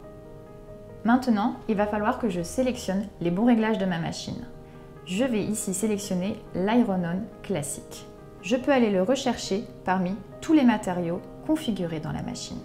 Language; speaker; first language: French; native; French